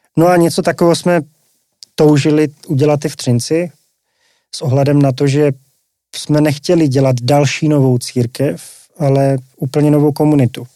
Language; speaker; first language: Czech; native; Czech